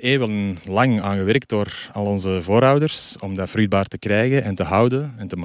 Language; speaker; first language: Dutch; native; Dutch